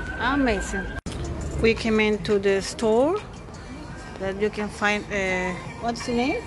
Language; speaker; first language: English; non-native, learner; Spanish